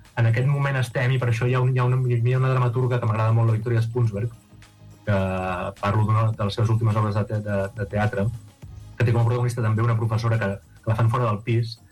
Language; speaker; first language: Catalan; native; Catalan